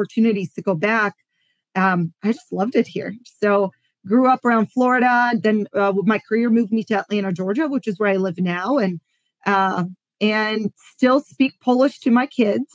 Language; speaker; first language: English; non-native, fluent; Polish